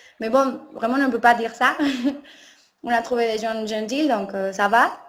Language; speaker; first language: French; non-native, learner; Spanish